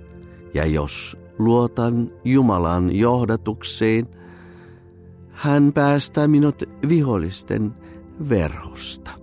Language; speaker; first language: Finnish; non-native, fluent; Bulgarian